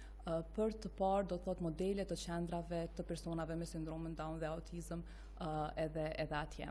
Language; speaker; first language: Albanian; native; Albanian